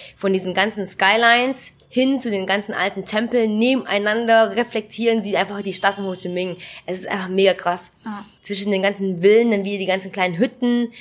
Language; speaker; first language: German; early bilingual, other home language; Vietnamese